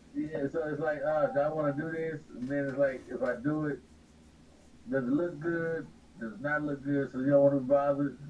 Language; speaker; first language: English; native; English